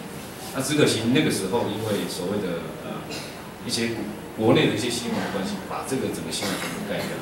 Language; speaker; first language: Chinese; native; Chinese